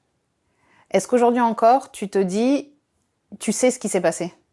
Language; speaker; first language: French; native; French